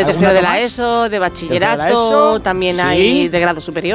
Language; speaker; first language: Spanish; native; Spanish